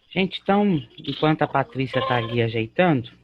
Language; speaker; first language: Portuguese; native; Portuguese